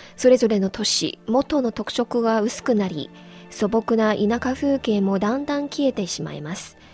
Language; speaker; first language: Japanese; non-native, fluent; Chinese